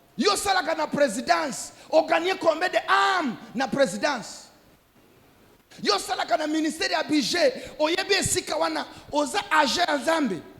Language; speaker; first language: Lingala; non-native, local second language; Swahili